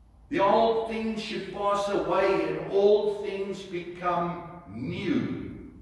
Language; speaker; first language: English; non-native, local second language; Afrikaans